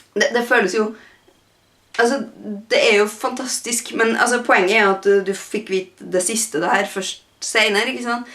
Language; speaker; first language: Norwegian; native; Norwegian